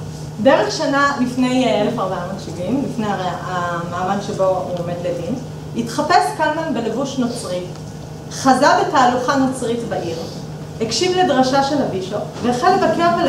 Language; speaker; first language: Hebrew; native; Hebrew